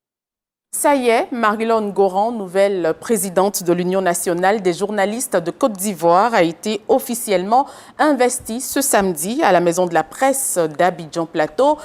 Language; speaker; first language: French; native; French